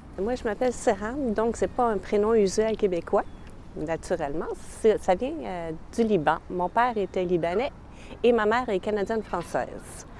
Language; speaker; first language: French; native; French